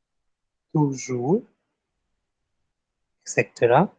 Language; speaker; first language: French; non-native, fluent; Hindi